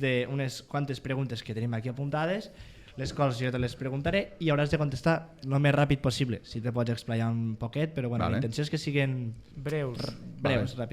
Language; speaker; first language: Catalan; native; Catalan